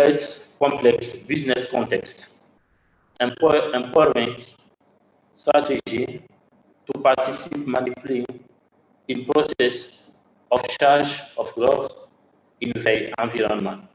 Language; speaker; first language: English; non-native, learner; French